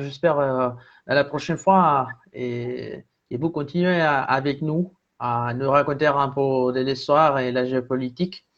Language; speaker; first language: French; non-native, fluent; Spanish